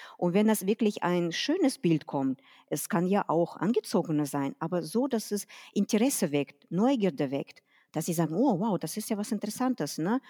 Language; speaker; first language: German; non-native, fluent; Russian